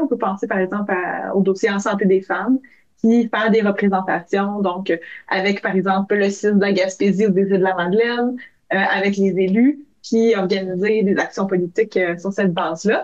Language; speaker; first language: French; native; French